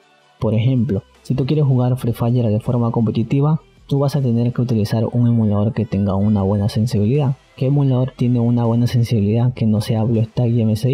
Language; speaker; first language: Spanish; native; Spanish